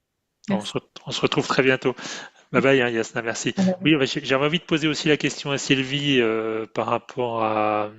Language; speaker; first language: French; native; French